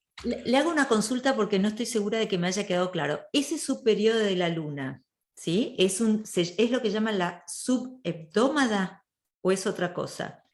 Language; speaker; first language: Spanish; native; Spanish